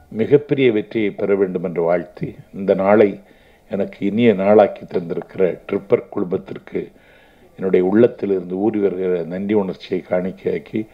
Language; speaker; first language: Tamil; native; Tamil